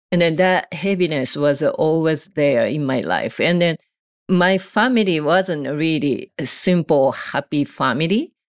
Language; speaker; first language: English; non-native, learner; Japanese